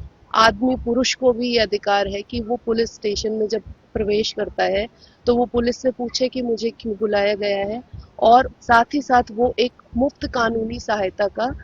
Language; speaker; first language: Hindi; native; Hindi